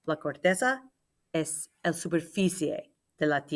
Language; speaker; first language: Spanish; non-native, learner; English